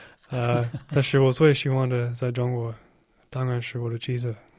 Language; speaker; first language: Chinese; non-native, learner; English